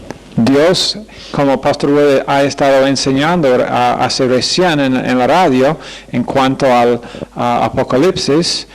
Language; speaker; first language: Spanish; non-native, fluent; English